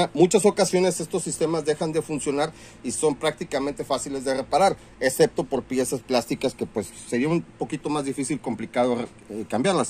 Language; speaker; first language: Spanish; native; Spanish